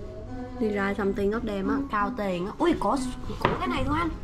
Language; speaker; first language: Vietnamese; non-native, learner; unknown